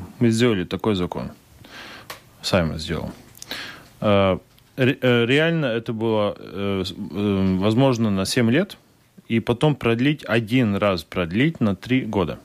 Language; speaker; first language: Russian; non-native, local second language; Latvian